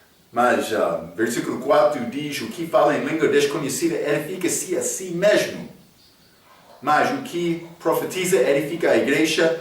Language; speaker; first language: Portuguese; non-native, learner; English